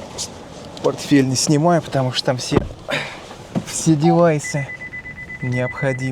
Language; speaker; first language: Russian; native; Russian